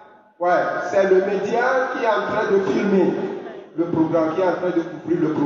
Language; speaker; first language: French; non-native, fluent; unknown